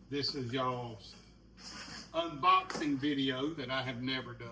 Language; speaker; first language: English; native; English